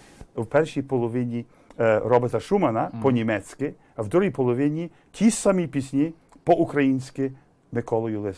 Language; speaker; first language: Ukrainian; early bilingual, heritage; English